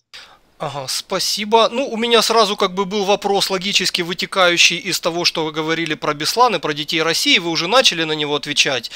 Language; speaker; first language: Russian; native; Russian